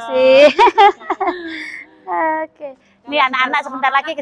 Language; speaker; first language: Indonesian; native; Indonesian